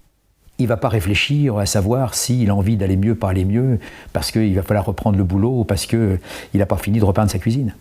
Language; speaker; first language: French; native; French